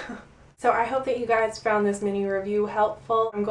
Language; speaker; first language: English; native; English